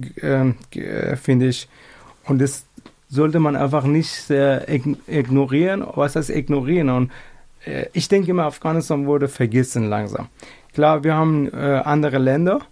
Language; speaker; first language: German; non-native, fluent; Persian